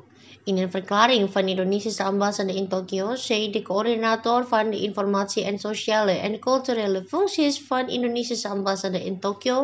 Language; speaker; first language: Dutch; non-native, fluent; Indonesian